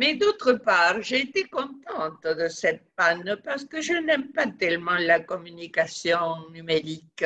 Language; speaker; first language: French; non-native, fluent; Spanish